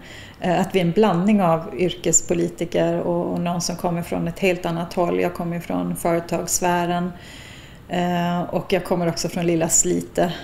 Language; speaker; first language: Swedish; native; Swedish